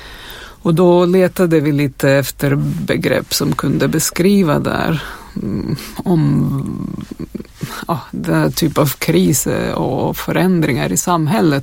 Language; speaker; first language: Swedish; non-native, fluent; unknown